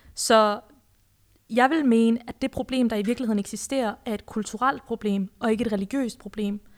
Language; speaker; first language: Danish; early bilingual, other home language; Persian